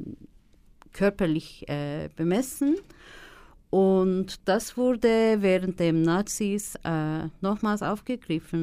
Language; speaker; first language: German; non-native, fluent; Turkish